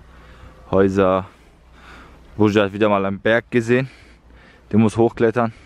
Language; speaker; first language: German; early bilingual, other home language; Turkish